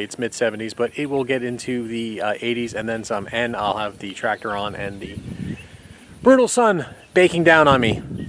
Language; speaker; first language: English; native; English